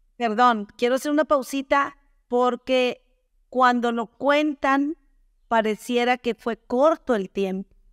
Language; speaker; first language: Spanish; native; Spanish